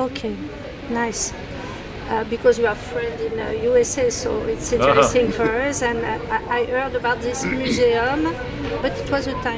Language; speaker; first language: English; non-native, learner; French